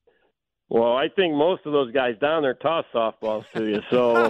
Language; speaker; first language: English; native; English